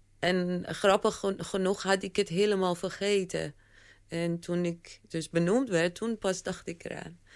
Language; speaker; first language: Dutch; non-native, fluent; Persian